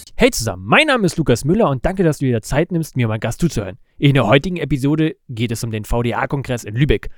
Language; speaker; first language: German; native; German